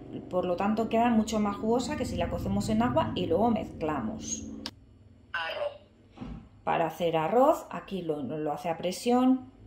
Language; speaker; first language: Spanish; native; Spanish